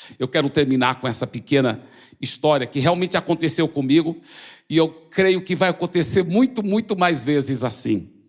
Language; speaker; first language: Portuguese; early bilingual, other home language; English